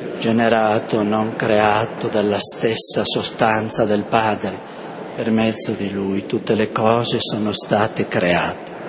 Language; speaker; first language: Italian; native; Italian